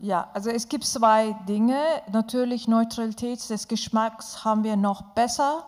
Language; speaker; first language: German; non-native, fluent; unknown